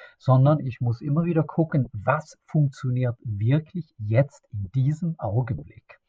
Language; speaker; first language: German; non-native, fluent; Swedish